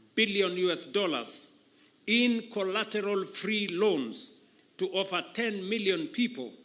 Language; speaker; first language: English; non-native, local second language; Kalenjin